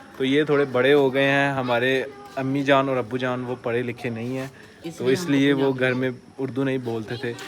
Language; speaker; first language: Urdu; non-native, local second language; Punjabi